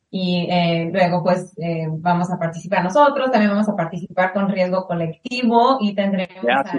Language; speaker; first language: Spanish; early bilingual, heritage; Spanish